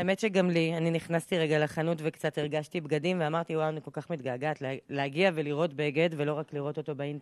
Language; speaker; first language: Hebrew; native; Hebrew